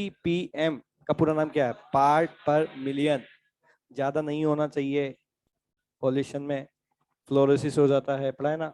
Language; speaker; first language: Hindi; native; Hindi